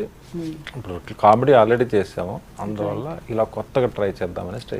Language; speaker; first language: Telugu; native; Telugu